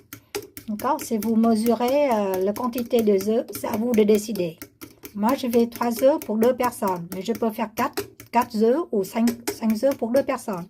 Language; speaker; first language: French; non-native, learner; Vietnamese